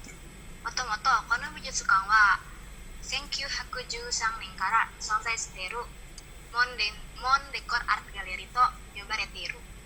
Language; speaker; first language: Japanese; non-native, learner; Indonesian